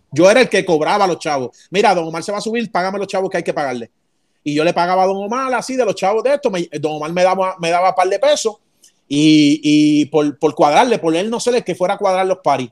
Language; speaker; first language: Spanish; native; Spanish